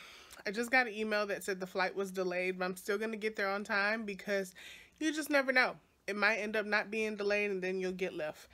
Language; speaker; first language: English; native; English